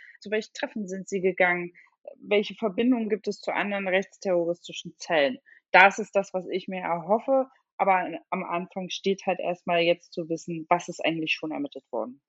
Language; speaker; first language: German; native; German